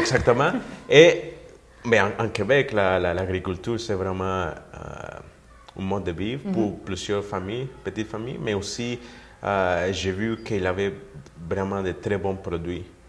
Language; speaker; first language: French; non-native, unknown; Spanish